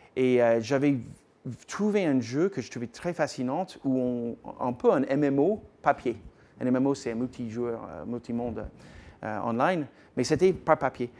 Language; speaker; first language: French; non-native, fluent; English